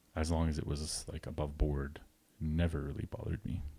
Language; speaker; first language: English; native; English